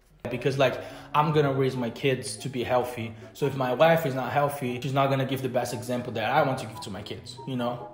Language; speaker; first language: English; non-native, fluent; Portuguese